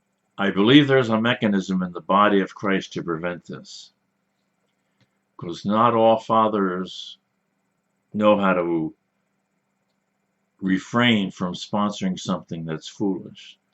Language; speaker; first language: English; native; English